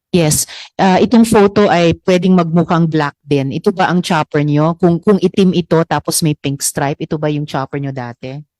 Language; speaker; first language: Filipino; native; Filipino